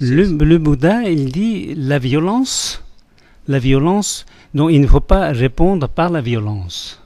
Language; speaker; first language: French; non-native, fluent; Tibetan